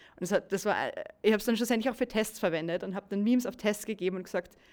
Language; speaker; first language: German; native; German